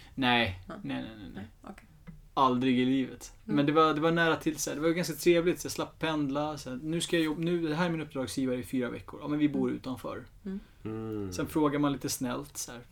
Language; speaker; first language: Swedish; early bilingual, other home language; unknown